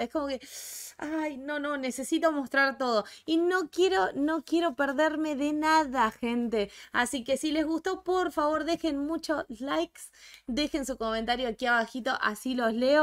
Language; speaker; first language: Spanish; native; Spanish